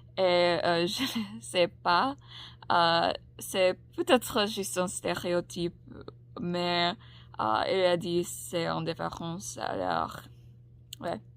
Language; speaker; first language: French; non-native, learner; English